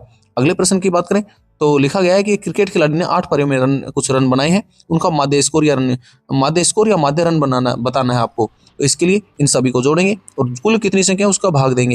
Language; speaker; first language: Hindi; native; Hindi